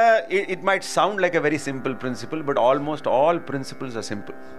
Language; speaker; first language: English; non-native, local second language; Tamil